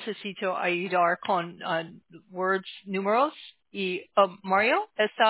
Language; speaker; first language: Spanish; non-native, learner; English